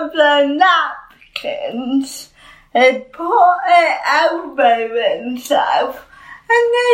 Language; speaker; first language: English; native; English